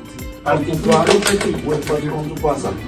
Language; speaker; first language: French; non-native, learner; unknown